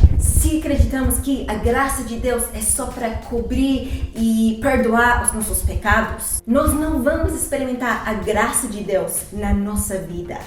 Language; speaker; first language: Portuguese; non-native, fluent; English